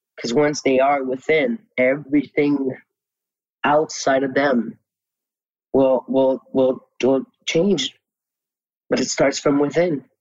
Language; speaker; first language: English; non-native, local second language; French